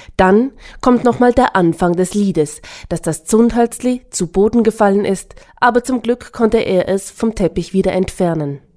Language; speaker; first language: German; native; German